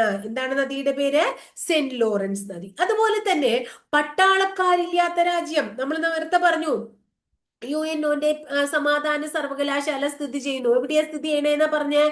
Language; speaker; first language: Malayalam; native; Malayalam